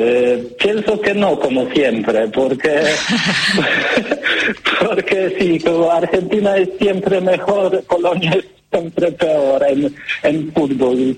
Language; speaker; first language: Spanish; non-native, learner; Polish